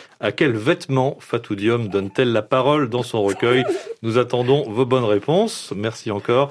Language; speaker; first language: French; native; French